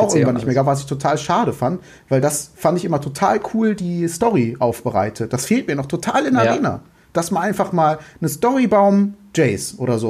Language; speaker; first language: German; native; German